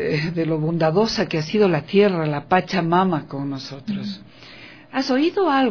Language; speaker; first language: Spanish; native; Spanish